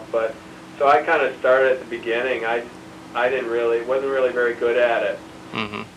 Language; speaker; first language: English; native; English